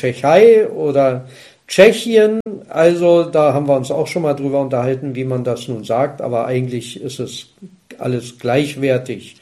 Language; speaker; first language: German; native; German